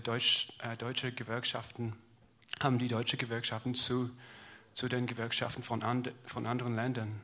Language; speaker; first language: German; non-native, learner; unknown